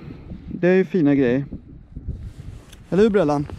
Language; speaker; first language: Swedish; native; Swedish